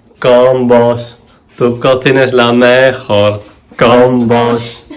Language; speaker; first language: Spanish; non-native, learner; Indonesian